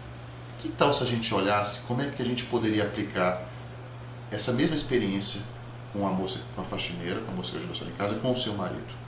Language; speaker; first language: Portuguese; native; Portuguese